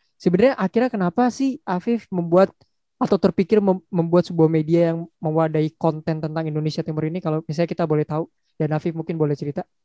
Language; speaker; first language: Indonesian; native; Indonesian